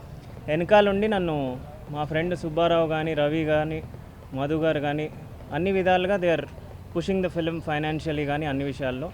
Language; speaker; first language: Telugu; native; Telugu